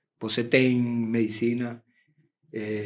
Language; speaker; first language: Portuguese; non-native, learner; Spanish